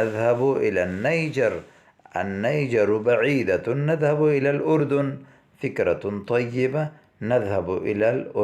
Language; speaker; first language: Arabic; non-native, fluent; Urdu